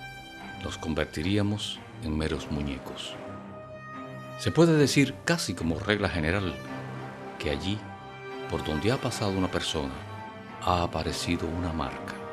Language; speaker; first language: Spanish; native; Spanish